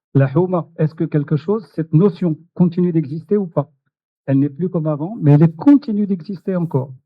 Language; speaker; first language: French; non-native, local second language; Arabic